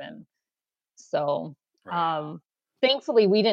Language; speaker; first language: English; native; English